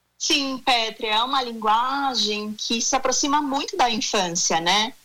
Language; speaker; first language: Portuguese; native; Portuguese